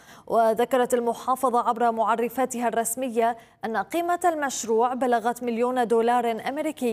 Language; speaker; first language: Arabic; native; Arabic